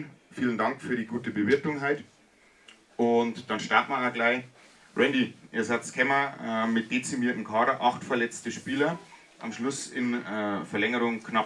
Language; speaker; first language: German; native; German